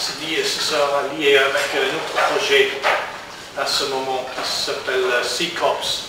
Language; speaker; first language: French; non-native, learner; English